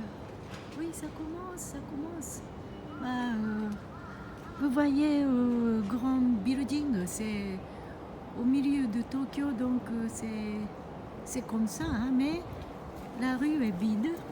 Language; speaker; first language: French; non-native, fluent; Japanese